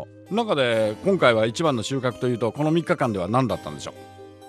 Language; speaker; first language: Japanese; native; Japanese